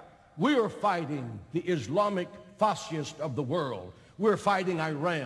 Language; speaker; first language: English; native; English